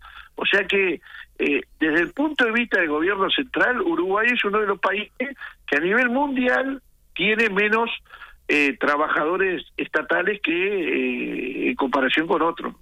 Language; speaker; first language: Spanish; native; Spanish